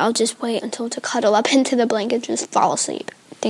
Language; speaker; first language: English; native; English